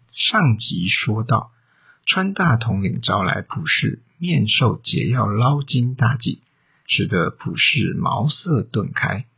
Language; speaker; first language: Chinese; native; Chinese